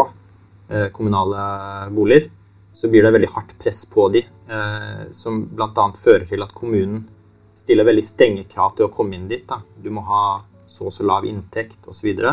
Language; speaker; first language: Norwegian; native; Norwegian